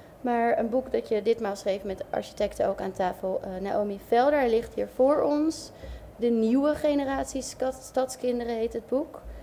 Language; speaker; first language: Dutch; native; Dutch